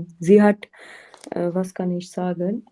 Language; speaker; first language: German; non-native, learner; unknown